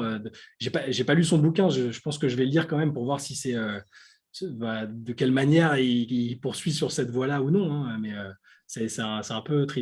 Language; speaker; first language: French; native; French